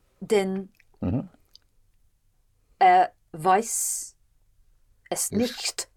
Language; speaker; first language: German; non-native, learner; English